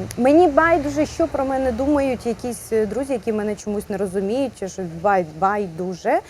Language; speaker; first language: Ukrainian; non-native, local second language; Russian